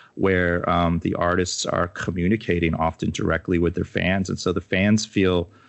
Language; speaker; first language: English; native; English